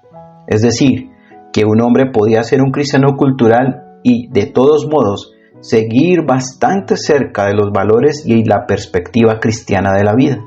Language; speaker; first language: Spanish; native; Spanish